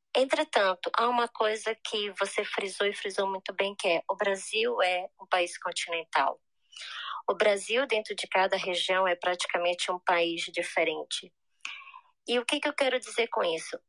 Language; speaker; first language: Portuguese; native; Portuguese